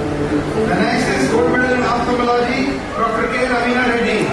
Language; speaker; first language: English; non-native, local second language; Telugu